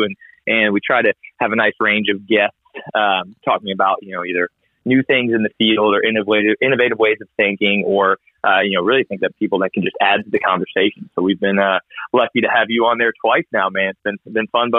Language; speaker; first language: English; native; English